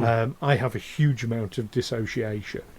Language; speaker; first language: English; native; English